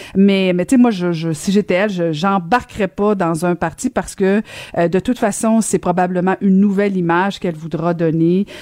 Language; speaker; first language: French; native; French